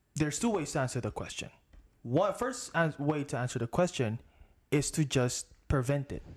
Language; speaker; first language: English; non-native, local second language; Filipino